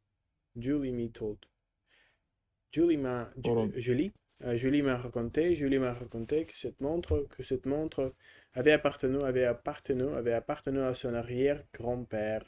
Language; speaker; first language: French; non-native, learner; Russian